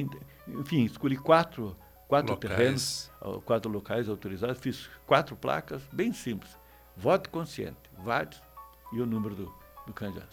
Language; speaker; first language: Portuguese; native; Portuguese